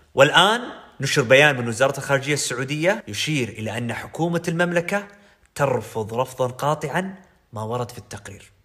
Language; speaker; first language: Arabic; native; Arabic